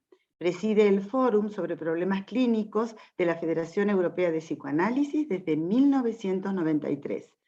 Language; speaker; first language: Spanish; native; Spanish